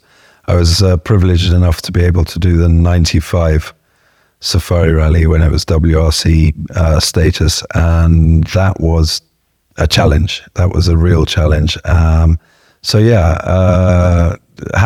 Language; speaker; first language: English; native; English